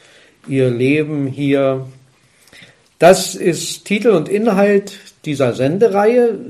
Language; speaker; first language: German; native; German